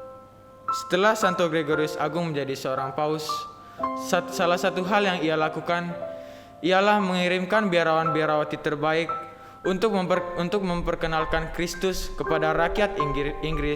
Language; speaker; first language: Indonesian; native; Indonesian